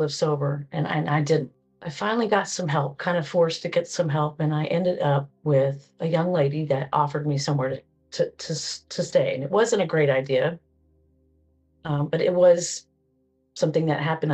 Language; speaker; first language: English; native; English